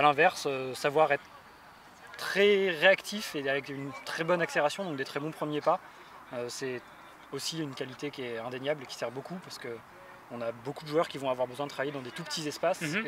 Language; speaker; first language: French; native; French